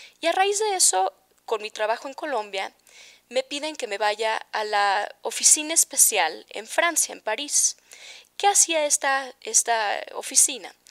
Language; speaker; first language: Spanish; native; Spanish